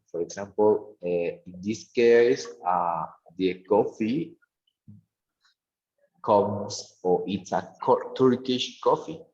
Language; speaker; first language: English; non-native, fluent; Spanish